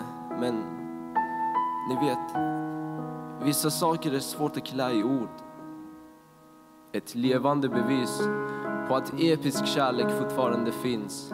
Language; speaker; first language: Swedish; non-native, fluent; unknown